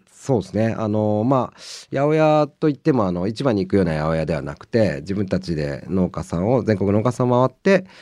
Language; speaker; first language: Japanese; native; Japanese